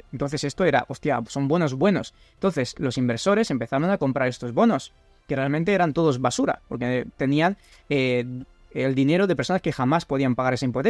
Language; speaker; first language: Spanish; native; Spanish